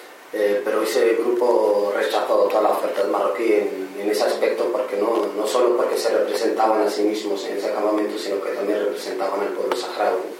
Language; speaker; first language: Spanish; non-native, fluent; Arabic